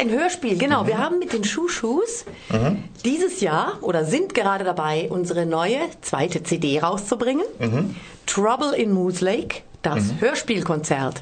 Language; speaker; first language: German; native; German